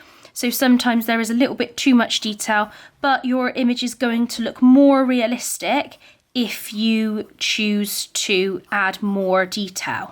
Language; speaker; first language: English; native; English